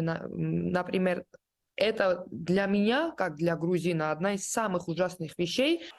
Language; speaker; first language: Russian; non-native, fluent; Georgian